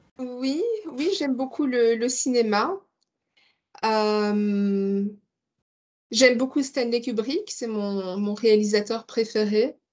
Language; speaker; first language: French; non-native, learner; English